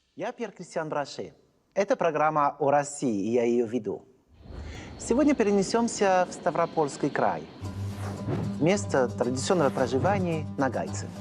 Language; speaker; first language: Russian; non-native, fluent; French